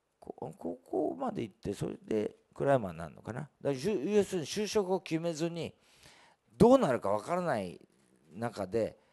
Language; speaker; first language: Japanese; native; Japanese